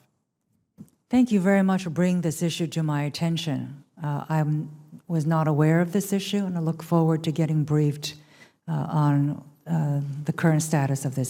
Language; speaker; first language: English; early bilingual, other home language; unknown